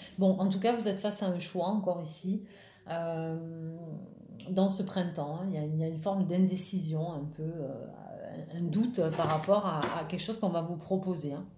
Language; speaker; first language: French; native; French